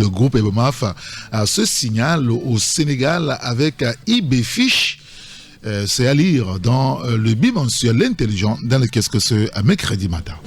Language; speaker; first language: French; native; French